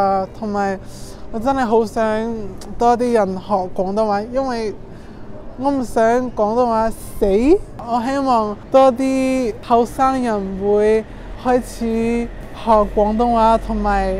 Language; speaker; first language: Cantonese; non-native, fluent; English